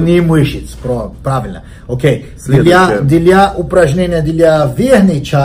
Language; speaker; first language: Russian; non-native, learner; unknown